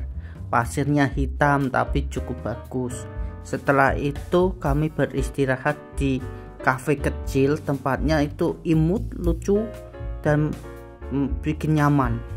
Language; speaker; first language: Indonesian; native; Indonesian